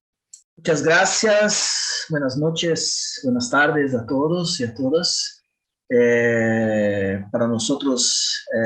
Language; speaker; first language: Spanish; non-native, fluent; Portuguese